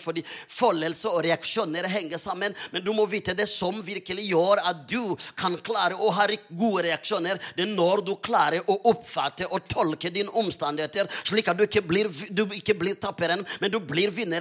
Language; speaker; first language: Norwegian; non-native, fluent; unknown